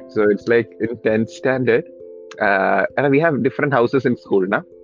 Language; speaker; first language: English; early bilingual, other home language; Malayalam